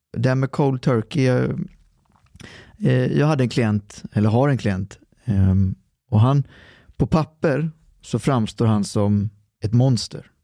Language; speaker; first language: Swedish; early bilingual, other home language; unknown